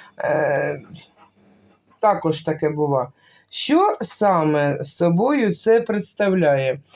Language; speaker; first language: Ukrainian; non-native, local second language; Russian